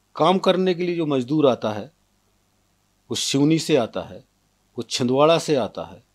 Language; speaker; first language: Hindi; native; Hindi